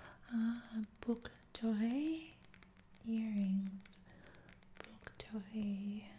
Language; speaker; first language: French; non-native, fluent; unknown